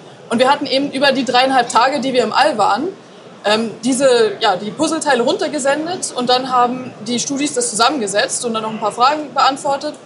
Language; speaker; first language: German; native; German